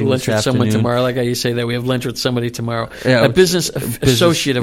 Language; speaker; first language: English; native; English